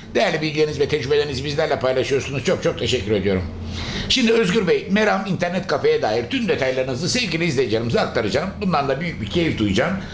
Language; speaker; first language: Turkish; native; Turkish